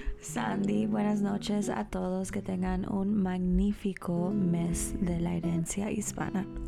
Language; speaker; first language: Spanish; early bilingual, heritage; Spanish